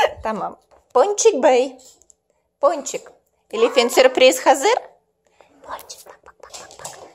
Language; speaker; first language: Turkish; non-native, learner; Russian